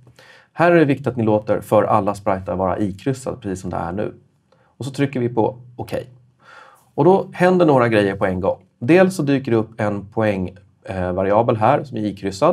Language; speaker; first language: Swedish; native; Swedish